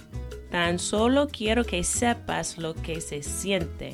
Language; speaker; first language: Spanish; non-native, fluent; English